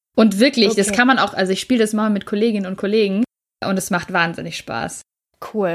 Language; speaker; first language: German; native; German